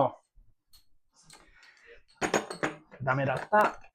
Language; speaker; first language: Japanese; non-native, learner; English